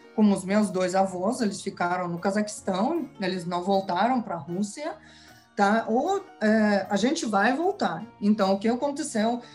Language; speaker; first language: Portuguese; non-native, fluent; Kazakh